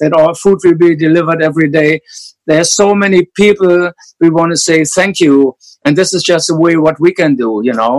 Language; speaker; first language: English; non-native, fluent; German